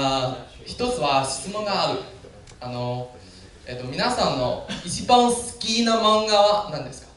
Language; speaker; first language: Japanese; non-native, learner; Chinese